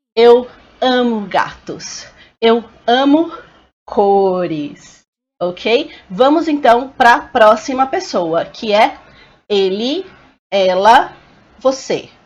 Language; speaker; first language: Portuguese; native; Portuguese